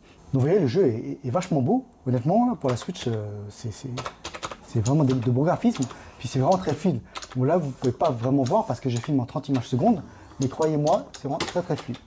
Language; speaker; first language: French; native; French